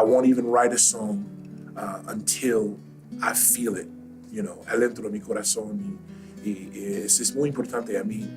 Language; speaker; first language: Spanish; early bilingual, heritage; Spanish